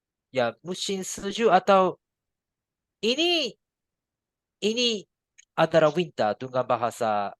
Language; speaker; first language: Indonesian; non-native, learner; Japanese